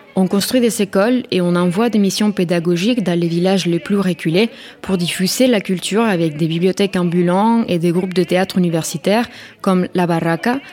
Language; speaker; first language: French; non-native, fluent; Spanish